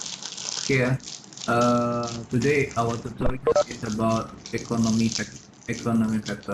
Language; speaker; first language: English; non-native, fluent; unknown